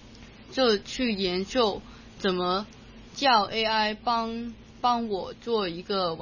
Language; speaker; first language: Chinese; non-native, local second language; Cantonese